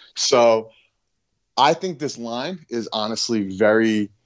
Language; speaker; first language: English; native; English